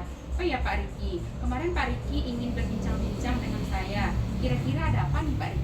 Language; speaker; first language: Indonesian; native; Indonesian